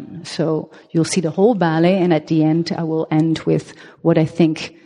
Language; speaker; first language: English; non-native, fluent; French